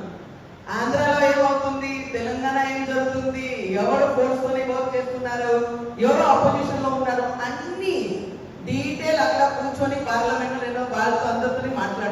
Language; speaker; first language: Telugu; non-native, fluent; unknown